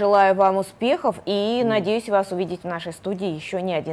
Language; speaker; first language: Russian; native; Russian